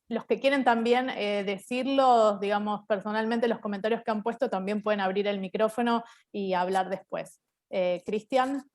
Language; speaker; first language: Spanish; native; Spanish